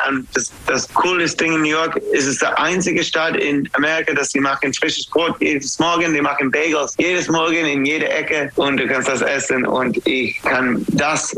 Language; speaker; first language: German; non-native, learner; English